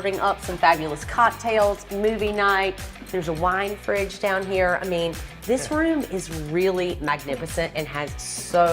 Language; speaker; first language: English; native; English